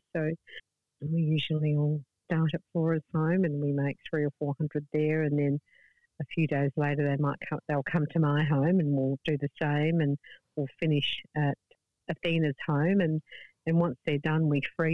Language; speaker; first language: English; native; English